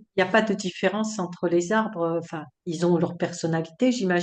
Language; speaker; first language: French; native; French